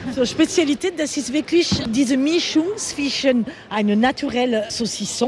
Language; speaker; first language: German; non-native, learner; French